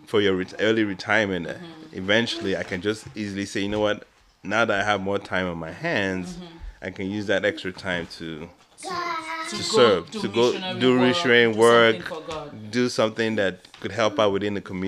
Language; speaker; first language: English; non-native, local second language; Igbo